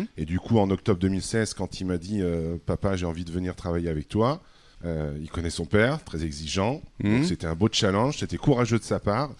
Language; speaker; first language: French; native; French